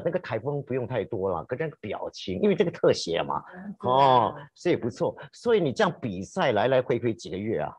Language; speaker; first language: Chinese; native; Chinese